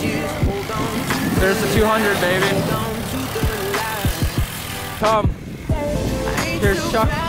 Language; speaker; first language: English; native; English